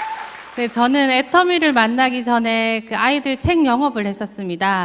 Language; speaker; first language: Korean; native; Korean